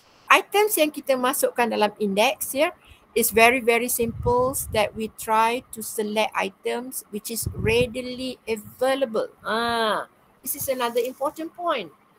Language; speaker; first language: English; non-native, local second language; Malay